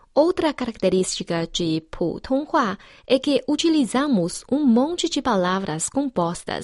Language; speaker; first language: Portuguese; non-native, fluent; Chinese